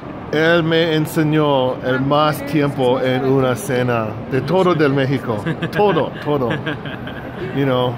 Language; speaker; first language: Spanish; non-native, learner; English